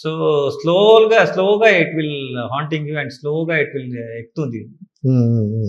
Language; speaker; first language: Telugu; non-native, local second language; Kannada